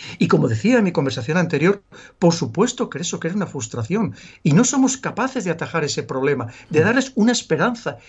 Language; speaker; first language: Spanish; native; Spanish